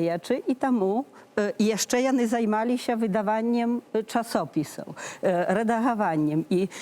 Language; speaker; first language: Polish; non-native, learner; Belarusian